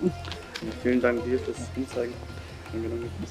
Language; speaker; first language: German; native; German